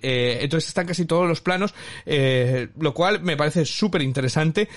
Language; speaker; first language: Spanish; native; Spanish